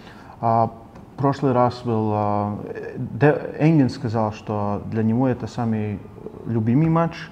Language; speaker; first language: Russian; non-native, learner; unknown